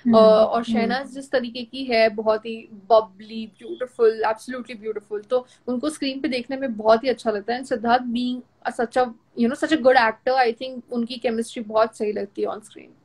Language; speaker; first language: Hindi; non-native, local second language; Gujarati